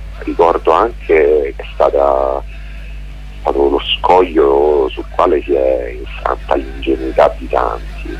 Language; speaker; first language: Italian; native; Italian